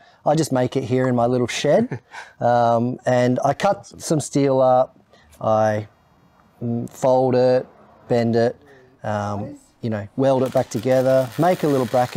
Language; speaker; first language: English; native; English